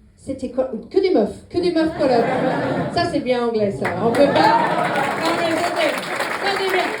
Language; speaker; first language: French; non-native, fluent; English